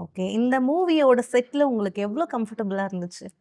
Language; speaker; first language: Tamil; native; Tamil